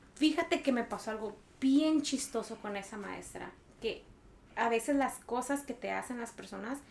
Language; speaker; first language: Spanish; native; Spanish